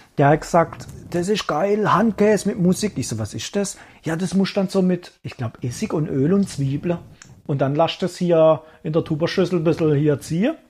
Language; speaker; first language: German; early bilingual, other home language; Italian